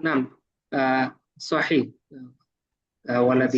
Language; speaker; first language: Arabic; non-native, fluent; Bangla